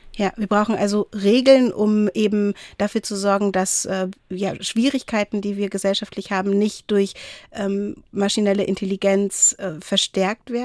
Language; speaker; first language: German; native; German